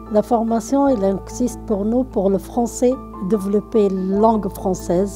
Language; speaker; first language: French; non-native, learner; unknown